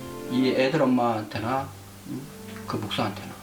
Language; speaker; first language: Korean; native; Korean